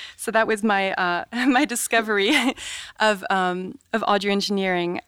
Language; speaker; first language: English; non-native, fluent; French